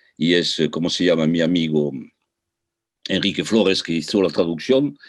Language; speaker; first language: Spanish; early bilingual, heritage; Spanish